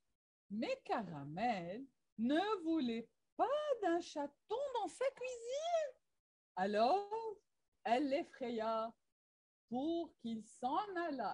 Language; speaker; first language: French; non-native, local second language; Arabic